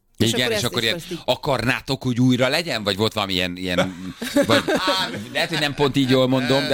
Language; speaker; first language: Hungarian; native; Hungarian